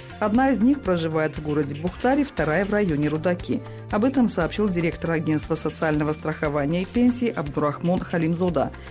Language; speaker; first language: Russian; non-native, local second language; Tajik